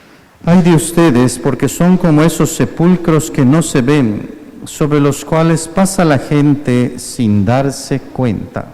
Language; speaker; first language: Spanish; native; Spanish